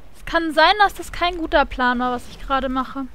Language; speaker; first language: German; native; German